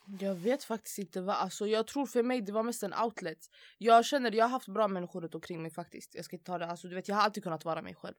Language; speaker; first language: Swedish; early bilingual, other home language; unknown